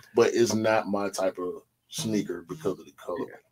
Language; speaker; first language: English; native; English